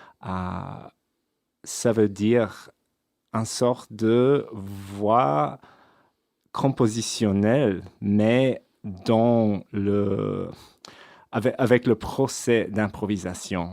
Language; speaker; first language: French; non-native, fluent; English